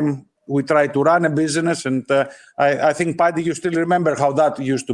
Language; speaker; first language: English; non-native, fluent; Greek